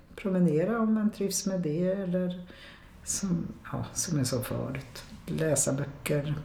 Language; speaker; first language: Swedish; non-native, fluent; Polish